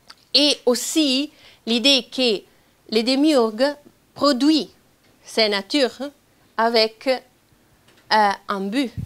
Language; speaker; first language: French; non-native, fluent; Italian